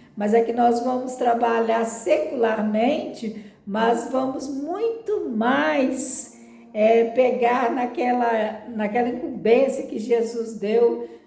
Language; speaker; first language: Portuguese; native; Portuguese